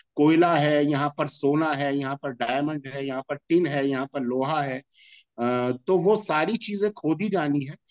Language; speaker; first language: Hindi; native; Hindi